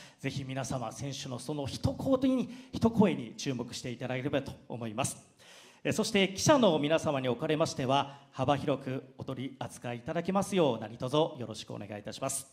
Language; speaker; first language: Japanese; native; Japanese